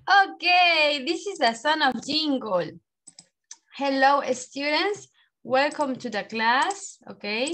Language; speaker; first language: English; non-native, learner; Spanish